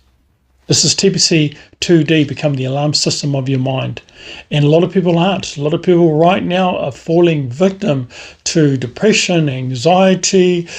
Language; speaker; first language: English; native; English